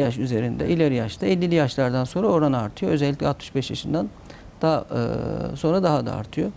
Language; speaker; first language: Turkish; native; Turkish